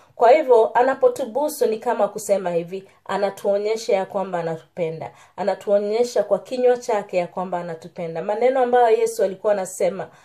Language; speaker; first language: Swahili; native; Swahili